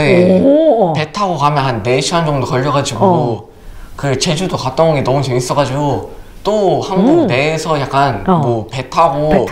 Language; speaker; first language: Korean; early bilingual, other home language; English